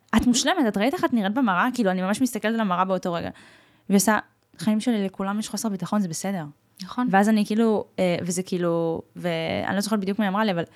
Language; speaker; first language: Hebrew; native; Hebrew